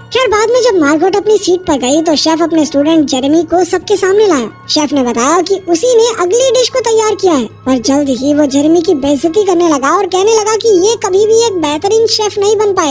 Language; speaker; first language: Hindi; native; Hindi